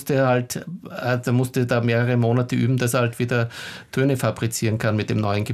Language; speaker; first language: German; native; German